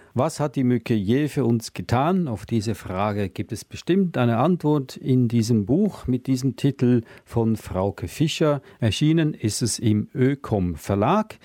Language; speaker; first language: German; native; German